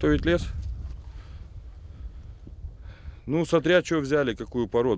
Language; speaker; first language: Russian; native; Russian